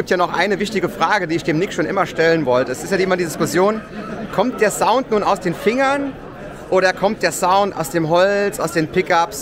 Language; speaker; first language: German; native; German